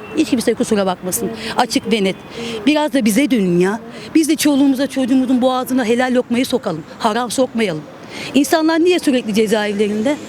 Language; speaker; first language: Turkish; native; Turkish